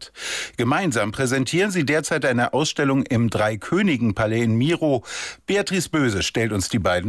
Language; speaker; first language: German; native; German